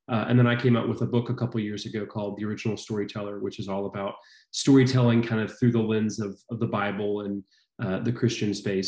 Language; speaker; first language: English; native; English